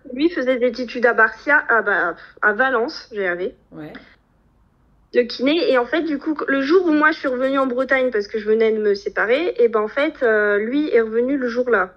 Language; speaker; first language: French; native; French